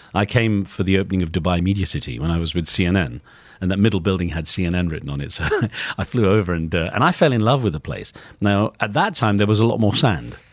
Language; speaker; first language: English; native; English